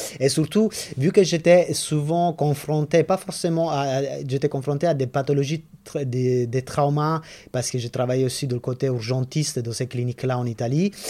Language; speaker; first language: French; non-native, fluent; Italian